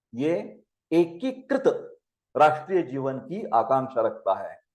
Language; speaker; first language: Hindi; non-native, local second language; Marathi